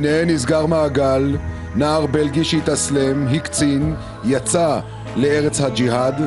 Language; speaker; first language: Hebrew; native; Hebrew